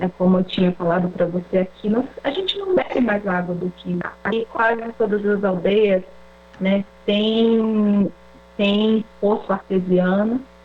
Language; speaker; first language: Portuguese; non-native, local second language; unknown